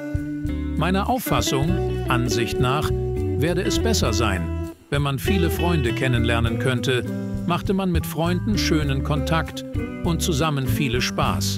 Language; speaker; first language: German; non-native, learner; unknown